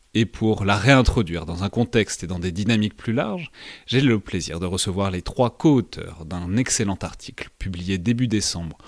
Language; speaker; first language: French; native; French